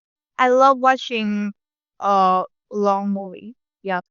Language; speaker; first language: English; non-native, learner; Vietnamese